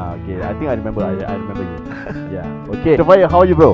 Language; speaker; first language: English; non-native, local second language; Malay